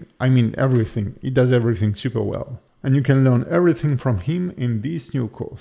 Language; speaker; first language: English; non-native, fluent; French